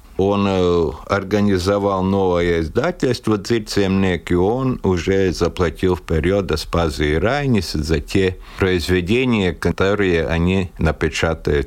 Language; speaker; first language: Russian; non-native, local second language; Latvian